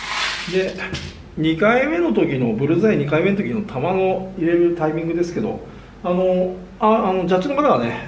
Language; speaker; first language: Japanese; native; Japanese